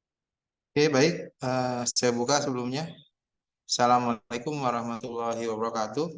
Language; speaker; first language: Indonesian; native; Indonesian